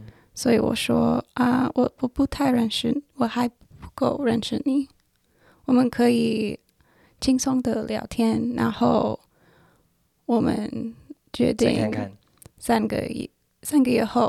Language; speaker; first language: Chinese; non-native, learner; English